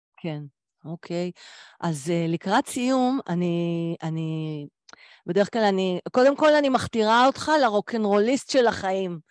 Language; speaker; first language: Hebrew; native; Hebrew